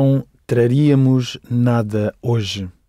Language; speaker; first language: Portuguese; non-native, learner; English